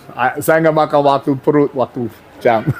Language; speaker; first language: Indonesian; non-native, fluent; English